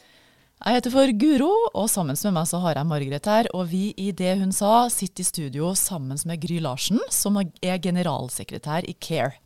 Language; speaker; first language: Norwegian; native; Norwegian